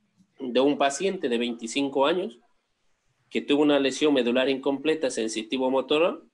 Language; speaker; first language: Spanish; native; Spanish